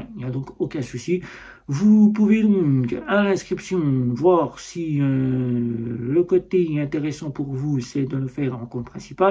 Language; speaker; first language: French; native; French